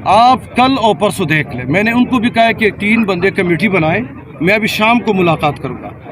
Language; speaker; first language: Urdu; non-native, local second language; Pashto